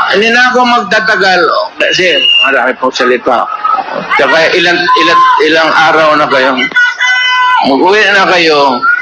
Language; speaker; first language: Filipino; non-native, local second language; Cebuano